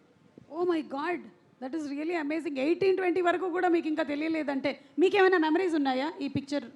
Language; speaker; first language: Telugu; native; Telugu